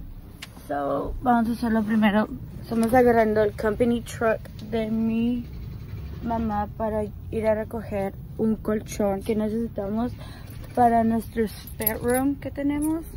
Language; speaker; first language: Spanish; early bilingual, other home language; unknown